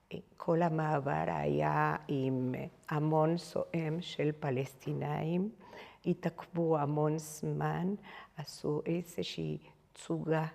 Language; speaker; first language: Hebrew; non-native, fluent; Spanish